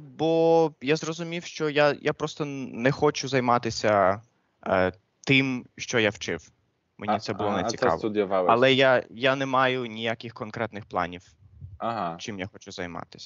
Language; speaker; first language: Polish; non-native, learner; Ukrainian